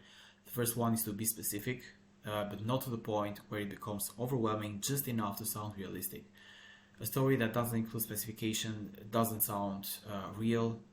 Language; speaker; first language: English; non-native, fluent; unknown